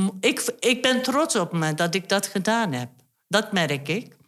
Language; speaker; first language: Dutch; non-native, fluent; Turkish